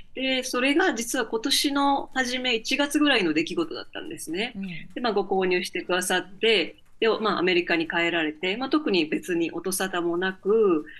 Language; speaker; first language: Japanese; native; Japanese